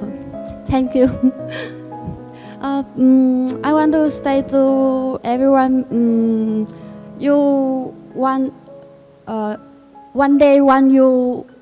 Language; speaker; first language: English; non-native, learner; Vietnamese